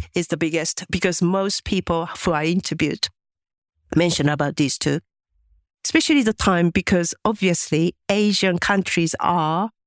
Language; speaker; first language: English; non-native, fluent; Japanese